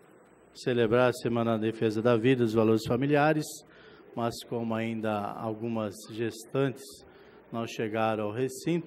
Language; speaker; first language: Portuguese; native; Portuguese